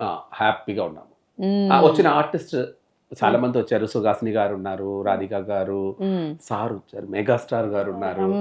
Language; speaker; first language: Telugu; non-native, local second language; Tamil